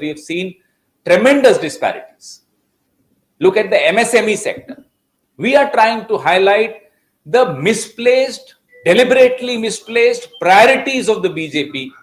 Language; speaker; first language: English; non-native, local second language; Hindi